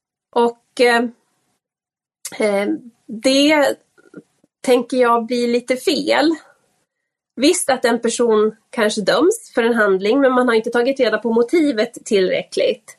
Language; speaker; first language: Swedish; native; Swedish